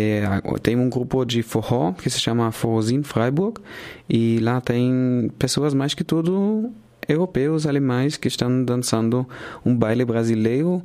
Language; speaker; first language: Portuguese; non-native, fluent; German